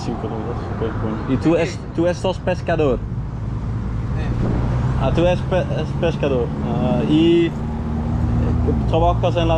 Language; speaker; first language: Spanish; non-native, learner; Dutch